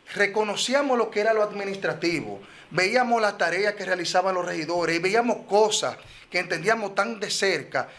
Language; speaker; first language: Spanish; native; Spanish